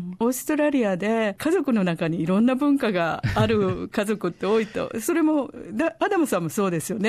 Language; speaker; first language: Japanese; native; Japanese